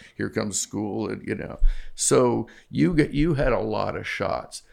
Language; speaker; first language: English; native; English